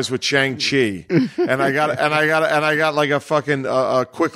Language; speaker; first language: English; native; English